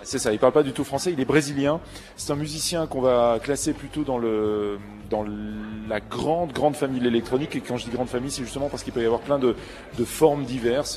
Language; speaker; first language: French; native; French